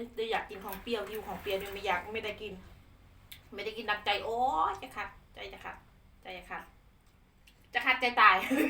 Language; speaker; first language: Thai; non-native, local second language; Khmer